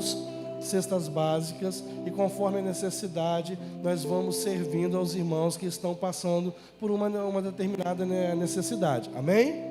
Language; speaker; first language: Portuguese; native; Portuguese